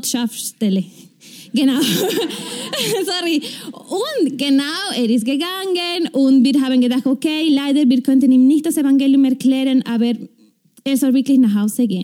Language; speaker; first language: German; non-native, fluent; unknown